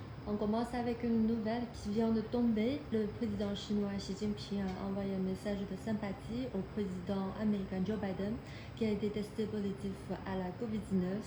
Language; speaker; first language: French; non-native, fluent; Chinese